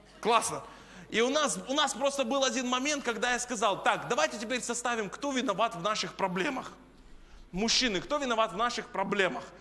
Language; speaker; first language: Russian; native; Russian